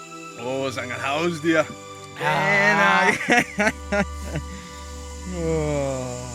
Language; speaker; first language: Indonesian; non-native, learner; English